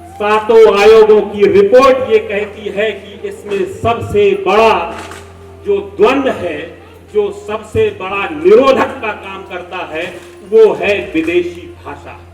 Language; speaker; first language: Hindi; native; Hindi